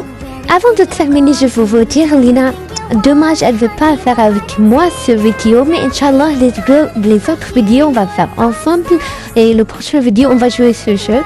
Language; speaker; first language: French; non-native, learner; Arabic